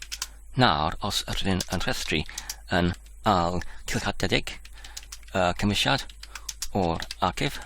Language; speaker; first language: Welsh; non-native, learner; English